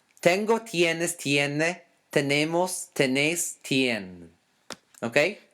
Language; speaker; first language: Spanish; non-native, fluent; English